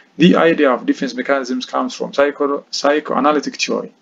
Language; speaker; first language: English; non-native, local second language; Amharic